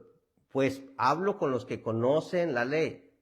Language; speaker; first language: Spanish; native; Spanish